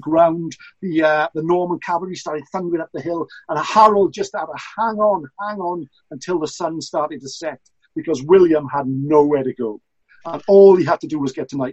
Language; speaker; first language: English; native; English